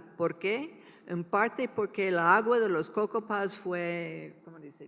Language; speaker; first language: Spanish; non-native, learner; English